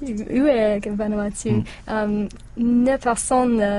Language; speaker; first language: French; non-native, learner; English